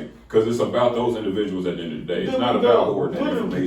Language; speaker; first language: English; native; English